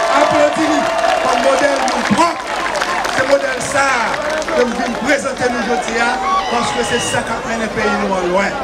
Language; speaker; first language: French; non-native, local second language; Haitian Creole